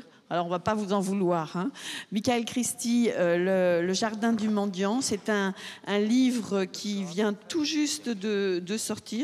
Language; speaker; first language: French; native; French